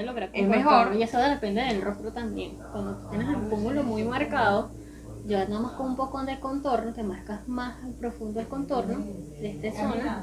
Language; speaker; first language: Spanish; native; Spanish